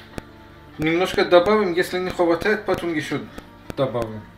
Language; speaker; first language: Russian; non-native, learner; Persian